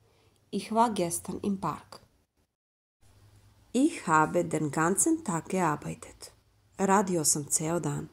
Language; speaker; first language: German; non-native, fluent; Serbian